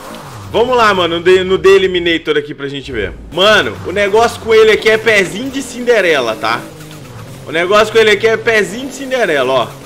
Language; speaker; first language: Portuguese; native; Portuguese